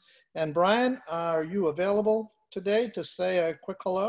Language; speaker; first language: English; native; English